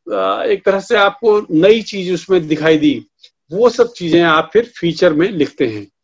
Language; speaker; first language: Hindi; native; Hindi